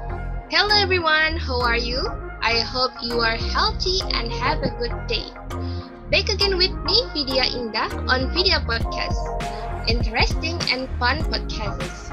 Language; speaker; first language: English; non-native, learner; Indonesian